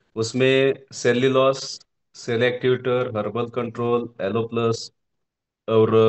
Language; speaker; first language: Hindi; non-native, local second language; Marathi